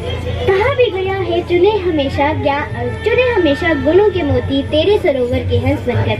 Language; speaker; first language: Hindi; native; Hindi